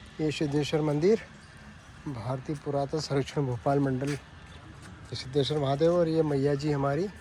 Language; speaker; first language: Hindi; native; Hindi